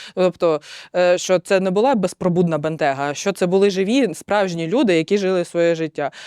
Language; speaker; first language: Ukrainian; non-native, local second language; Russian